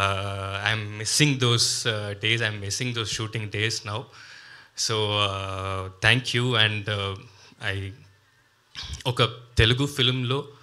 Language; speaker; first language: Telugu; non-native, learner; Tamil